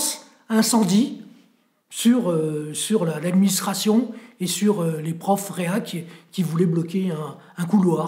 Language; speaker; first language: French; native; French